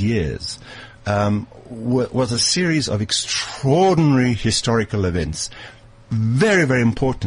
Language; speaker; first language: English; native; English